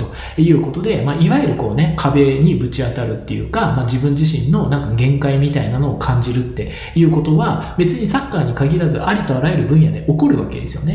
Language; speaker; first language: Japanese; native; Japanese